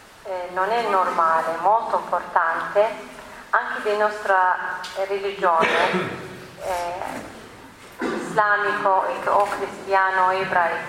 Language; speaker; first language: Italian; non-native, learner; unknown